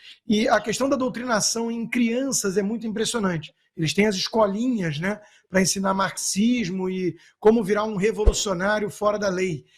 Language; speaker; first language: Portuguese; native; Portuguese